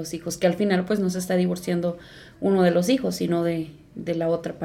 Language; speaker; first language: Spanish; native; Spanish